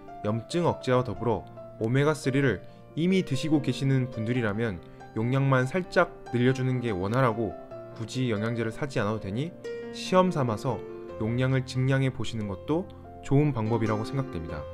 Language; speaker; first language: Korean; native; Korean